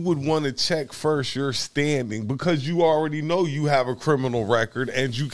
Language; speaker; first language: English; native; English